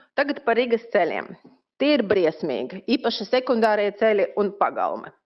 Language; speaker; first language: Latvian; non-native, local second language; Russian